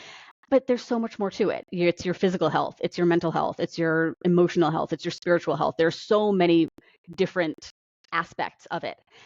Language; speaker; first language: English; native; English